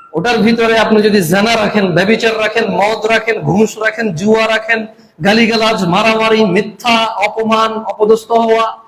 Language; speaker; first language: Bangla; early bilingual, heritage; Bangla